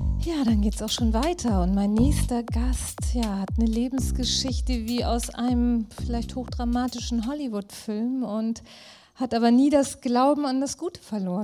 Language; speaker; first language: German; native; German